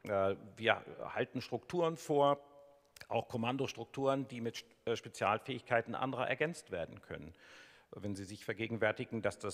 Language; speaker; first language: German; native; German